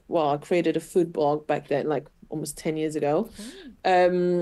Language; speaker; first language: English; non-native, fluent; Portuguese